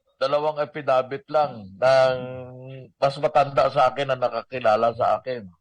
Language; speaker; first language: Filipino; native; Filipino